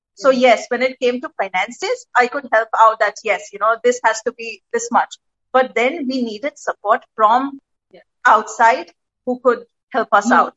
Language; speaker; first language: English; non-native, local second language; Gujarati